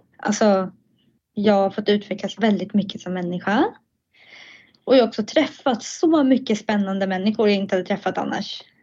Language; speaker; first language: Swedish; native; Swedish